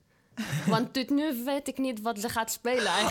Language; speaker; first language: Dutch; non-native, fluent; Arabic